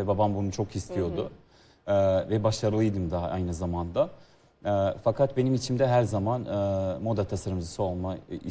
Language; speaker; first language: Turkish; non-native, fluent; Serbian